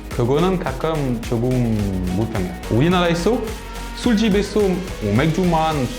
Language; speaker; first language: Korean; non-native, learner; French